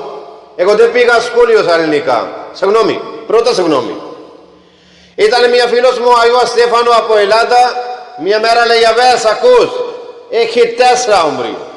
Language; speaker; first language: Greek; non-native, learner; Punjabi